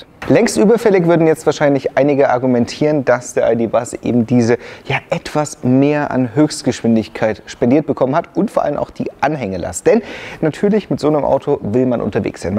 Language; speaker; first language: German; native; German